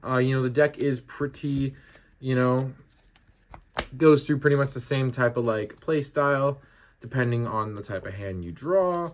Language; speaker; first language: English; native; English